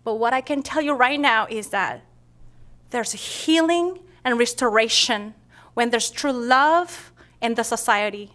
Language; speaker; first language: English; non-native, fluent; Korean